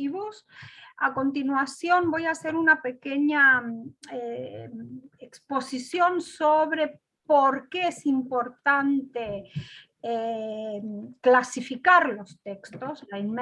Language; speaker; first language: Spanish; non-native, fluent; Greek